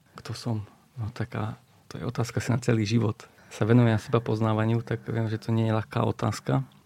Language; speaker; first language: Slovak; non-native, local second language; Hungarian